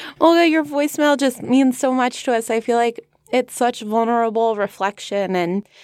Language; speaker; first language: English; native; English